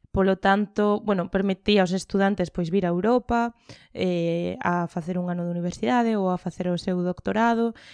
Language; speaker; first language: Galician; non-native, local second language; Spanish